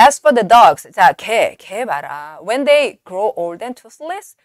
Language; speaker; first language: English; non-native, fluent; Korean